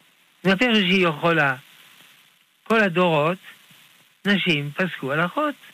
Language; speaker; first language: Hebrew; non-native, fluent; French